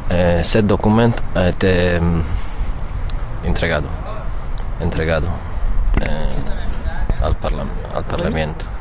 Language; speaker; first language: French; non-native, learner; Italian